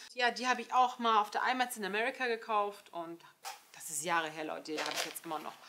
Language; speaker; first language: German; early bilingual, other home language; Turkish